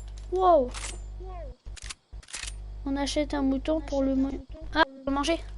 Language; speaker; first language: French; native; French